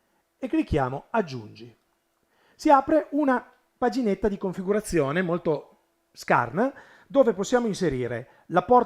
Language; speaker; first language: Italian; native; Italian